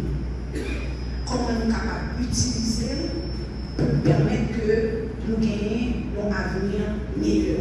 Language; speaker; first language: French; non-native, local second language; Haitian Creole